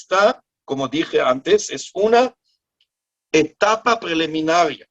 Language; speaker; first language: Spanish; non-native, learner; Hebrew